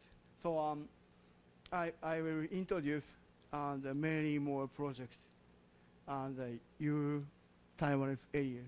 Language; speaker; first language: English; non-native, learner; Japanese